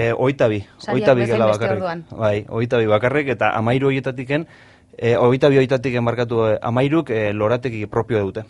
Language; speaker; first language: Basque; native; Basque